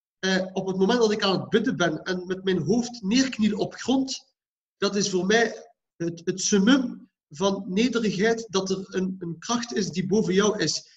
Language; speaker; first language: Dutch; early bilingual, other home language; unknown